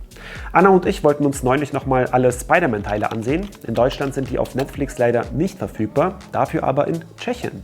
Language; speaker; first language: German; native; German